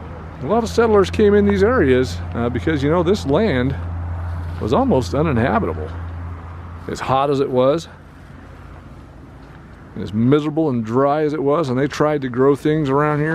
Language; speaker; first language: English; native; English